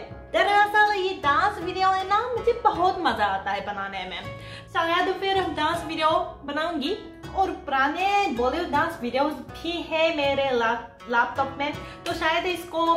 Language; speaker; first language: Hindi; non-native, fluent; Japanese